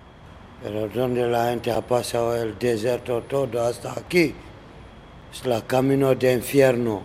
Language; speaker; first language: Spanish; non-native, learner; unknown